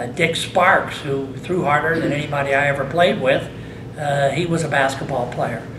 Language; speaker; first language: English; native; English